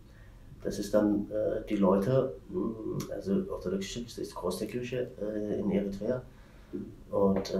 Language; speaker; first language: German; non-native, fluent; Tigrinya